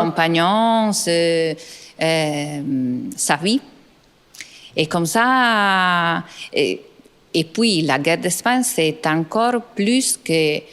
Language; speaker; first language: French; non-native, fluent; Italian